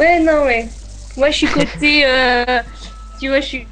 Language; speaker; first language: French; native; French